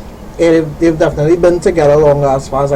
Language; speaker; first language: English; native; English